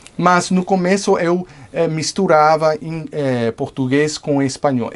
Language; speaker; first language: Portuguese; non-native, fluent; English